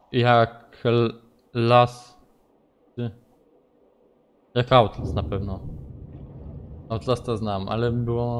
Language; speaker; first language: Polish; native; Polish